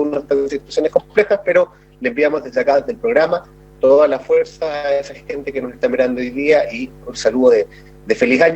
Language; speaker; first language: Spanish; native; Spanish